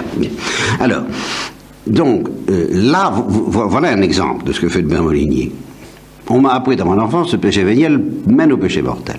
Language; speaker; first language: French; native; French